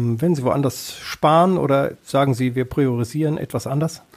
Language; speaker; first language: German; native; German